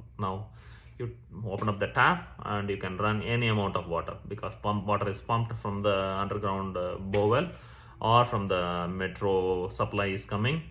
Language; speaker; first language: English; non-native, local second language; Tamil